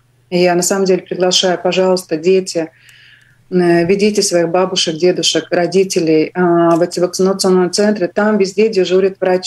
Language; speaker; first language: Russian; non-native, local second language; Latvian